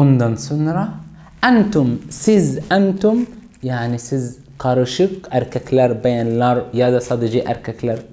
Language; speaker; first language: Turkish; non-native, learner; Arabic